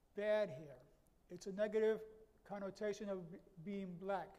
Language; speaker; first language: English; native; English